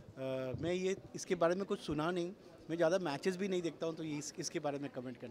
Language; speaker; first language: Hindi; non-native, local second language; Bangla